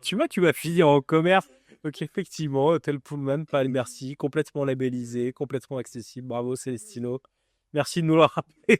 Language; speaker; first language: French; native; French